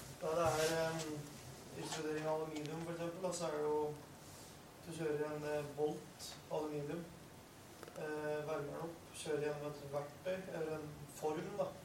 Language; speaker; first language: Norwegian; native; Norwegian